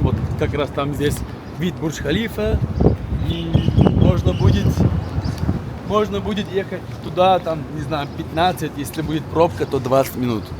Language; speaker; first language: Russian; non-native, fluent; Turkish